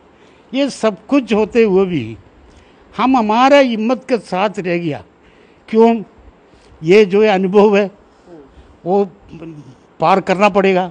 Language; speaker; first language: Hindi; non-native, local second language; Malayalam